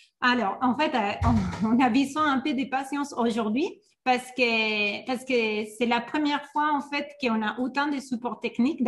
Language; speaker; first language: French; non-native, fluent; Spanish